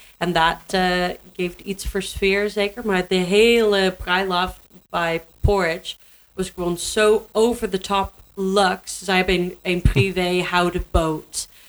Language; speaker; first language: Dutch; non-native, learner; English